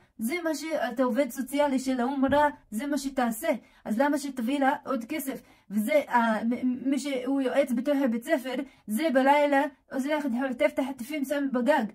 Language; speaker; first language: Hebrew; non-native, local second language; Arabic